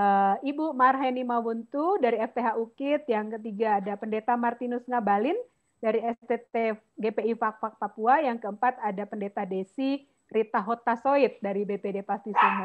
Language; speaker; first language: Indonesian; native; Indonesian